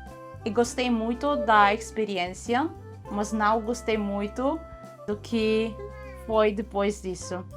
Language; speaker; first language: Portuguese; non-native, fluent; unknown